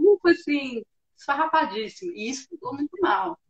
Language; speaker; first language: Portuguese; native; Portuguese